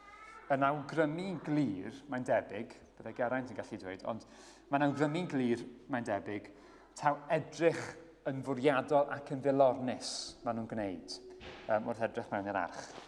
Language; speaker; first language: Welsh; native; Welsh